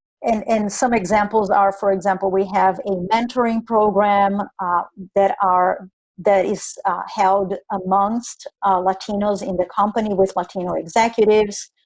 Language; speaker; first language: English; non-native, fluent; Spanish